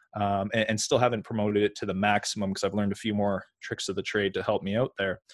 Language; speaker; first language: English; native; English